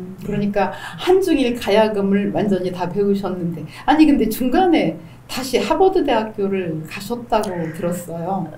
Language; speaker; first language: Korean; native; Korean